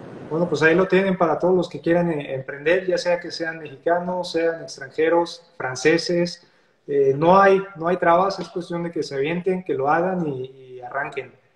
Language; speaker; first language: Spanish; native; Spanish